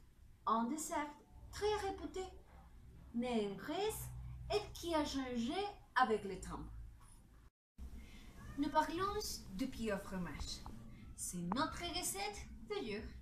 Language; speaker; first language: French; non-native, learner; Spanish